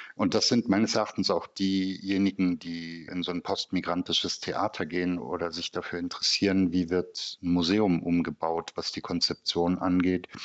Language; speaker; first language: German; early bilingual, other home language; Turkish